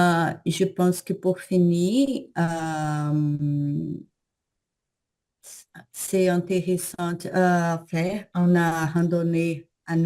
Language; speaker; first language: French; non-native, learner; Portuguese